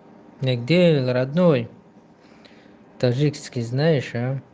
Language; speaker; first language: Russian; non-native, local second language; Tajik